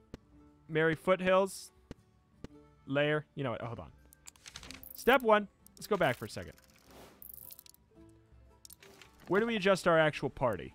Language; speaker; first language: English; native; English